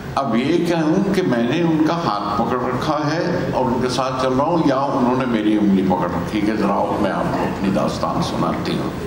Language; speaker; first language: Hindi; native; Hindi